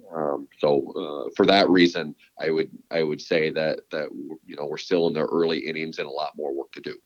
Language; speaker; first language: English; native; English